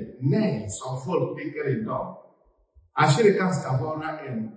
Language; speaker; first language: Swedish; non-native, fluent; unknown